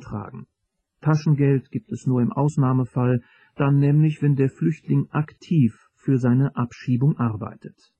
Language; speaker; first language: German; native; German